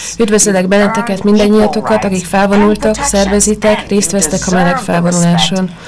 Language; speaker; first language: Hungarian; native; Hungarian